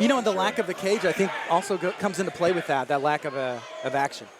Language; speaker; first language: English; native; English